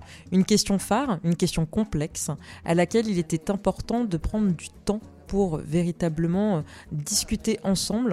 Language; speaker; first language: French; native; French